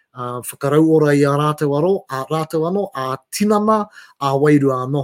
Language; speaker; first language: Māori; non-native, local second language; English